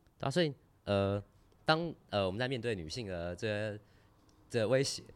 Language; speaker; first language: Chinese; native; Chinese